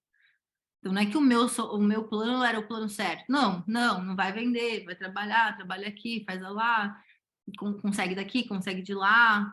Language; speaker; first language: Portuguese; native; Portuguese